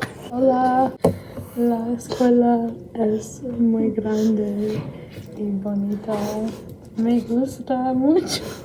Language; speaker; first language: Spanish; non-native, learner; English